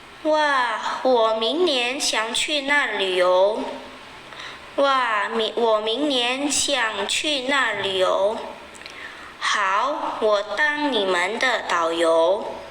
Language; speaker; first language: Chinese; non-native, fluent; Indonesian